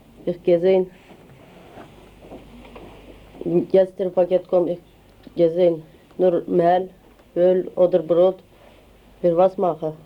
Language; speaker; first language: German; non-native, learner; Turkish